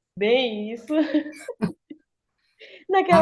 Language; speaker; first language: Portuguese; native; Portuguese